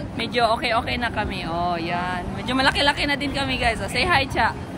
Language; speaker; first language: Filipino; non-native, local second language; Cebuano